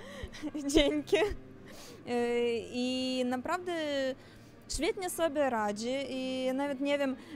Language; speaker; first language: Polish; non-native, fluent; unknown